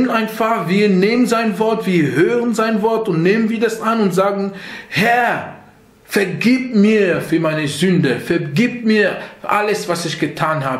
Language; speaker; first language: German; non-native, fluent; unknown